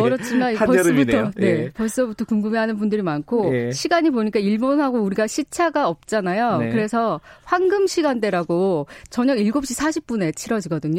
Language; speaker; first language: Korean; native; Korean